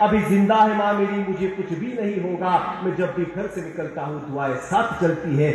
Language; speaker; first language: Hindi; non-native, local second language; Marathi